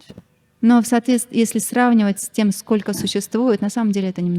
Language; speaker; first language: Russian; native; Russian